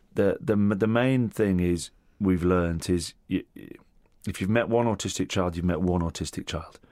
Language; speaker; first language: English; native; English